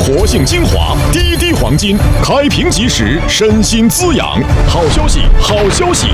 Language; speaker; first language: Chinese; native; Chinese